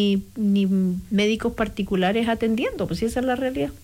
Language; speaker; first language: Spanish; native; Spanish